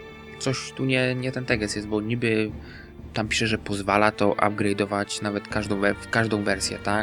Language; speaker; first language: Polish; native; Polish